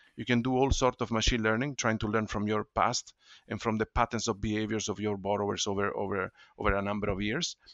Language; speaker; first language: English; non-native, fluent; Italian